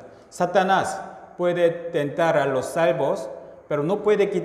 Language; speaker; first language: Spanish; non-native, fluent; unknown